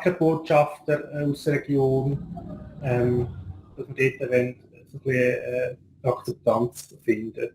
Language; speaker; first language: German; native; German